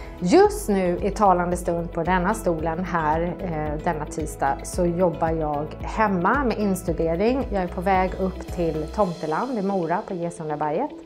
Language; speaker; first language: Swedish; native; Swedish